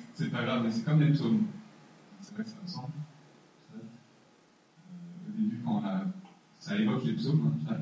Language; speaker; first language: French; native; French